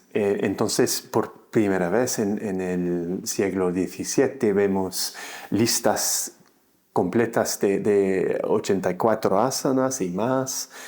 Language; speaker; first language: Spanish; non-native, fluent; English